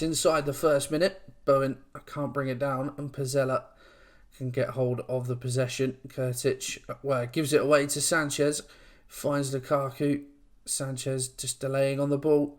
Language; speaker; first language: English; native; English